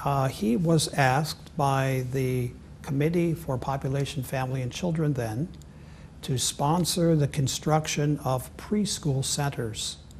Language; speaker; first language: English; native; English